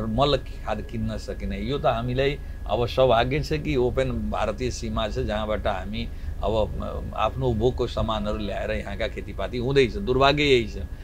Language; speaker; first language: Nepali; non-native, local second language; Bhojpuri